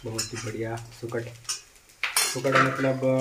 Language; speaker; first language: Hindi; non-native, local second language; Marathi